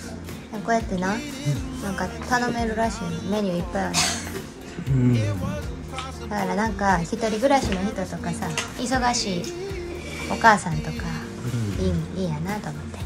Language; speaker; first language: Japanese; native; Japanese